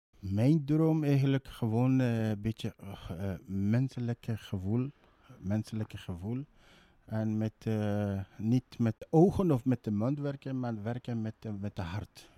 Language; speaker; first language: Dutch; non-native, learner; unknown